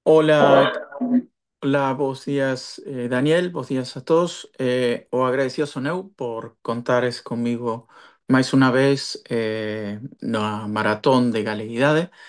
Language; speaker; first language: Portuguese; non-native, fluent; Spanish